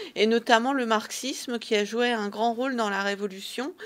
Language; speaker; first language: French; early bilingual, other home language; Persian